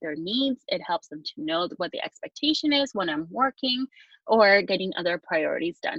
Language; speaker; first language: English; early bilingual, other home language; Spanish